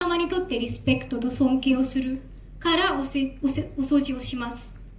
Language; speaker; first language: Japanese; non-native, learner; Marathi